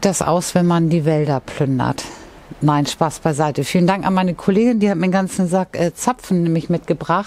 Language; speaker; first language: German; native; German